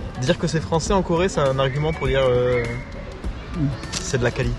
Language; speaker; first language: French; native; French